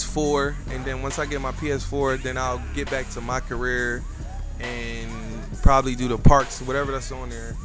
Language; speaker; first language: English; native; English